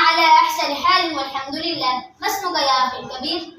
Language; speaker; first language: Arabic; non-native, learner; Urdu